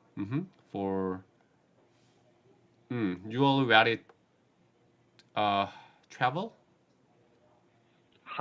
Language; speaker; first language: English; non-native, learner; Korean